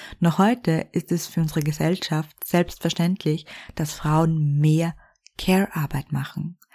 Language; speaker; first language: German; native; German